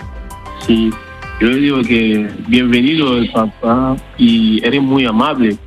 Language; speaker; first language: Spanish; non-native, learner; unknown